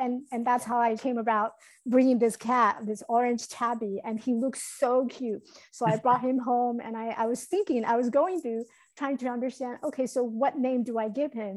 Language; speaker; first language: English; non-native, fluent; Chinese